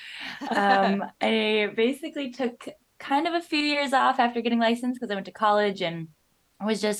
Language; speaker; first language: English; native; English